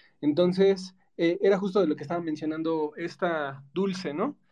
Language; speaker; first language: Spanish; native; Spanish